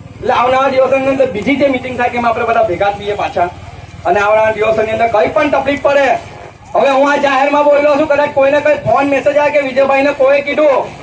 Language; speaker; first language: Gujarati; non-native, local second language; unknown